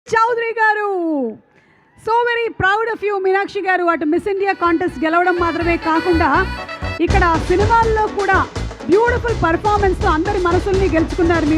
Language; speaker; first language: Telugu; native; Telugu